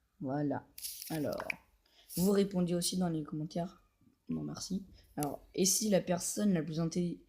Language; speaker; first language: French; native; French